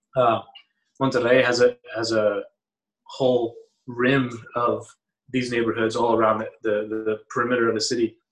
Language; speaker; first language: English; early bilingual, other home language; Spanish